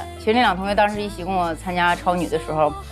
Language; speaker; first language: Chinese; native; Chinese